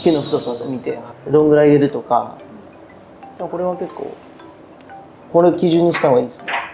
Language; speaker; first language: Japanese; native; Japanese